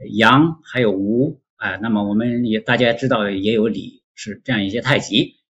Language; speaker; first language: Chinese; native; Chinese